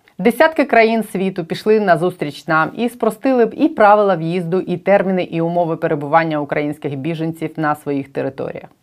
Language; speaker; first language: Ukrainian; native; Ukrainian